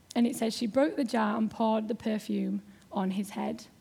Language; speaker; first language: English; native; English